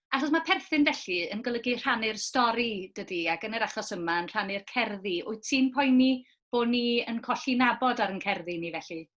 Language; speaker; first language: Welsh; native; Welsh